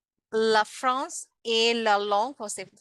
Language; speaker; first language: French; non-native, learner; Bangla